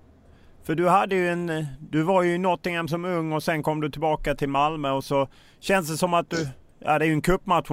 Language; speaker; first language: Swedish; native; Swedish